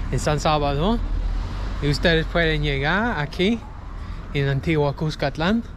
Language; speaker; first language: Spanish; non-native, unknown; English